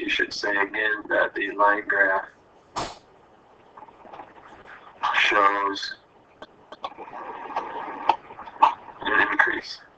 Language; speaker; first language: English; native; English